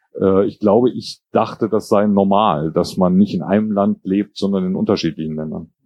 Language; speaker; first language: German; native; German